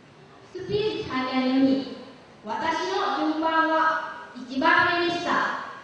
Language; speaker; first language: Japanese; non-native, learner; Lao